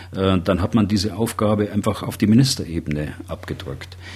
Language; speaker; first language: German; native; German